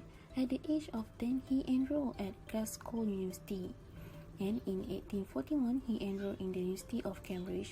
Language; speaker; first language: English; non-native, local second language; Malay